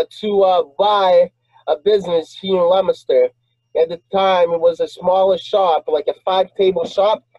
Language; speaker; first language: English; non-native, fluent; Portuguese